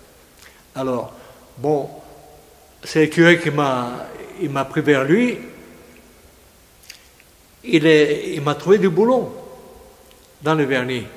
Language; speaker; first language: French; non-native, fluent; Greek